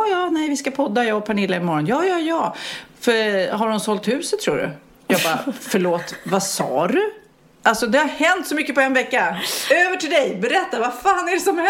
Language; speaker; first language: Swedish; native; Swedish